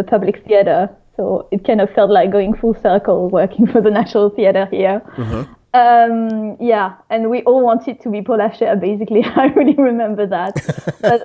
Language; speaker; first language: English; non-native, fluent; French